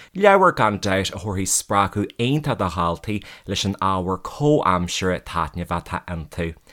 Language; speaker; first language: Irish; native; Irish